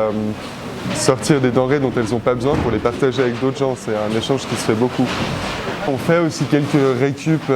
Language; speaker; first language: French; native; French